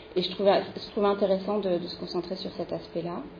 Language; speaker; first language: French; native; French